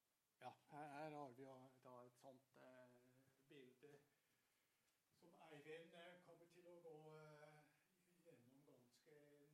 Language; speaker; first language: Norwegian; non-native, fluent; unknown